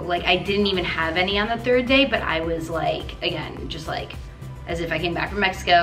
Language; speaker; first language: English; native; English